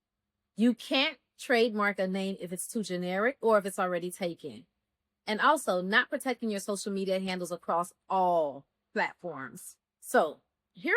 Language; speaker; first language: English; native; English